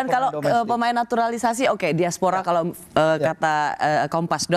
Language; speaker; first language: Indonesian; native; Indonesian